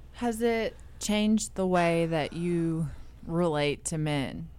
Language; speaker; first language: English; native; English